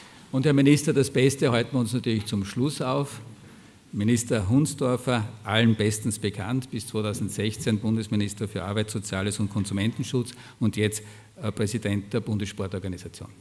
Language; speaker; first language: German; native; German